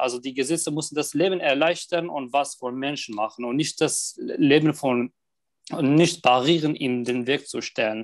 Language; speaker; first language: German; non-native, fluent; Arabic